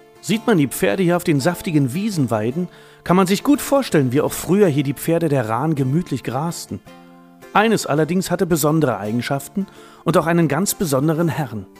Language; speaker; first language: German; native; German